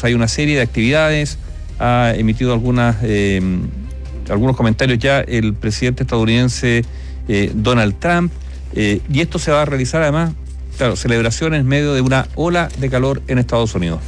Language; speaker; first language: Spanish; native; Spanish